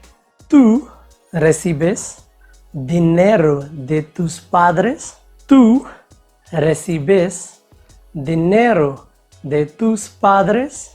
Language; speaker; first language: Spanish; non-native, fluent; Hindi